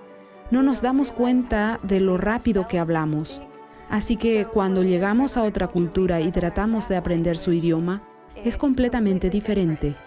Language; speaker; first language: Spanish; non-native, fluent; English